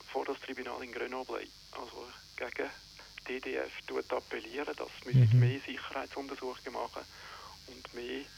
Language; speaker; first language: German; non-native, local second language; French